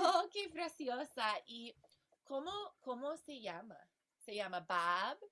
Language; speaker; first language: Spanish; non-native, fluent; English